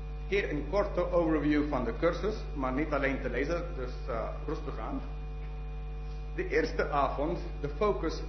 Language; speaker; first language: Dutch; non-native, fluent; English